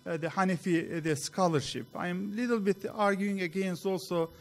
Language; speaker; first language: English; non-native, fluent; Turkish